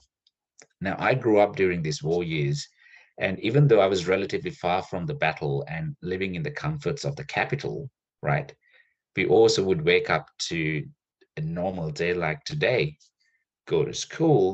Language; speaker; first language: English; non-native, local second language; Sinhala